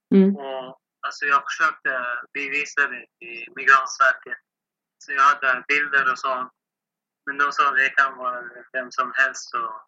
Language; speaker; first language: Swedish; non-native, fluent; Persian